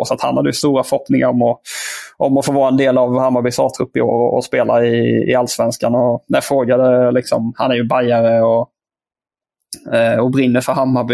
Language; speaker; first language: Swedish; native; Swedish